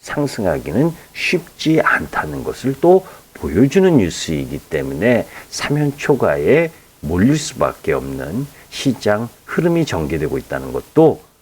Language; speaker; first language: Korean; native; Korean